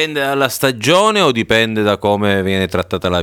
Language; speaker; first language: Italian; native; Italian